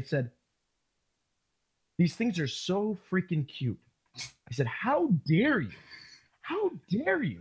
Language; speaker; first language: English; native; English